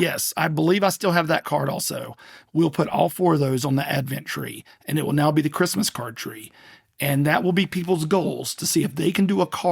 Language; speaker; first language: English; native; English